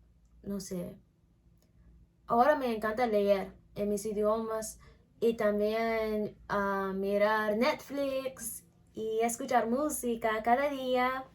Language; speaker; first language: Spanish; non-native, learner; English